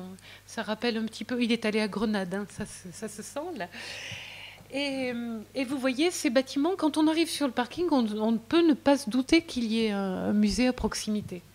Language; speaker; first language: French; native; French